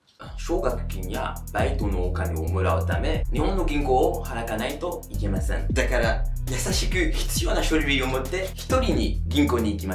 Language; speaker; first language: Japanese; non-native, fluent; French